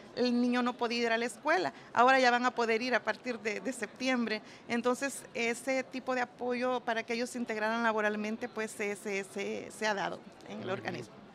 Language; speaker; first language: Spanish; native; Spanish